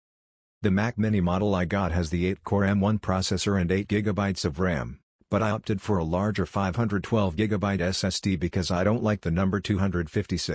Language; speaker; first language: English; native; English